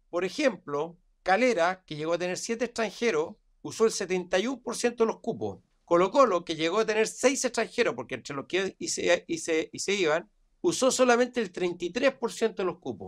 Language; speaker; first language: Spanish; native; Spanish